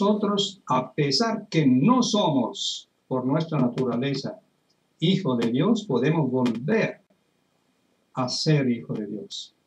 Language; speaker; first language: Spanish; non-native, fluent; Italian